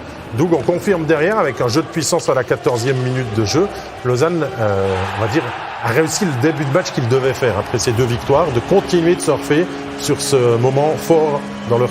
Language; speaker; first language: French; native; French